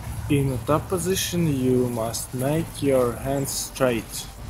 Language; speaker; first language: English; non-native, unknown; Ukrainian